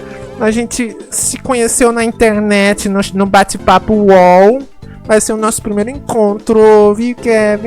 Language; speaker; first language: Portuguese; native; Portuguese